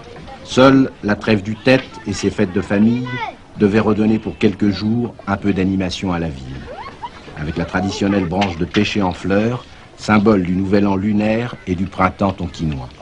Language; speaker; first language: French; native; French